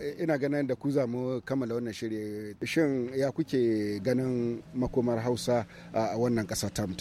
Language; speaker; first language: Hausa; native; Hausa